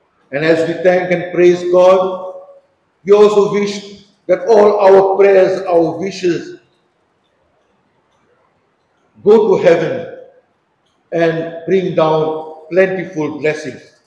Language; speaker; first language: English; non-native, local second language; Konkani